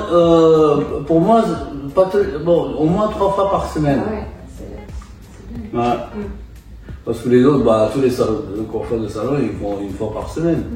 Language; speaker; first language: French; non-native, fluent; Japanese